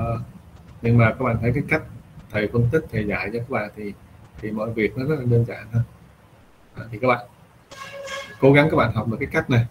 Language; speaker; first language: Vietnamese; native; Vietnamese